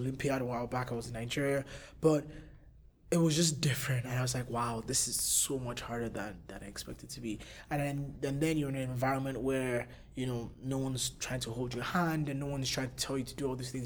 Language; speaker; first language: English; non-native, local second language; Yoruba